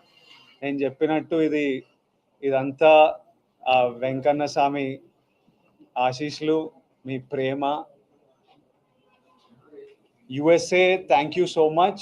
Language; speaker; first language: Telugu; native; Telugu